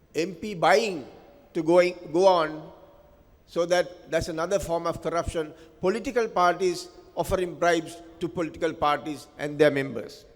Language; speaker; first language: English; non-native, local second language; Sinhala